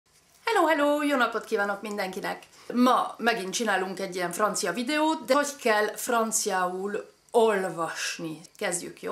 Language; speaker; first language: Hungarian; early bilingual, heritage; French